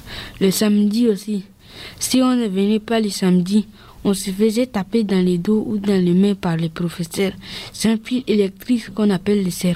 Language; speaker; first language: French; early bilingual, other home language; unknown